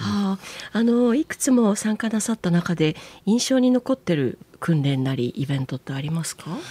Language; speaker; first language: Japanese; native; Japanese